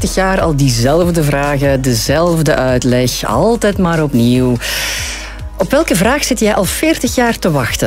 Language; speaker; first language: Dutch; native; Dutch